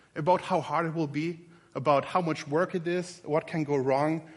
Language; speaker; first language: English; non-native, fluent; German